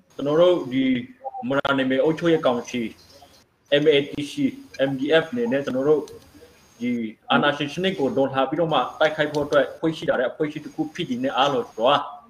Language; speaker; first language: Burmese; non-native, local second language; Hakha Chin